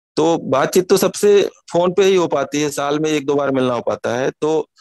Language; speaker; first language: Hindi; native; Hindi